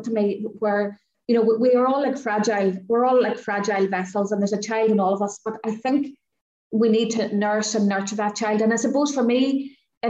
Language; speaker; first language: English; native; English